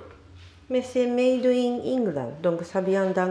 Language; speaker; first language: French; non-native, learner; Japanese